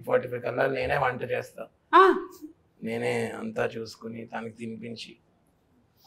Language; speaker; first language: Telugu; native; Telugu